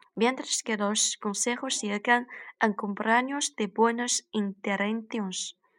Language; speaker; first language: Spanish; non-native, learner; Chinese